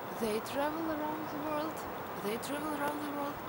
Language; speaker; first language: English; non-native, fluent; Russian